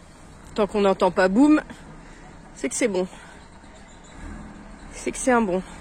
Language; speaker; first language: French; native; French